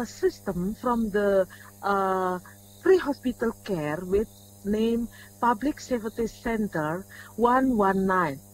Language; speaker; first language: English; non-native, learner; Indonesian